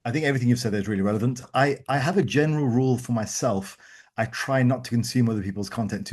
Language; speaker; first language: English; native; English